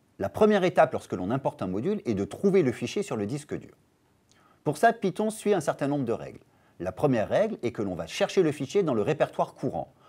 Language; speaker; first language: French; native; French